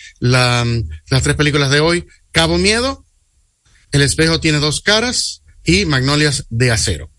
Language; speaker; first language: Spanish; native; Spanish